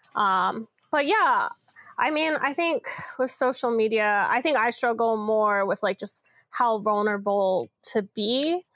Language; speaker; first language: English; native; English